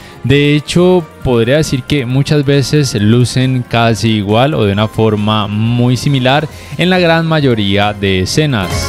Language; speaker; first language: Spanish; native; Spanish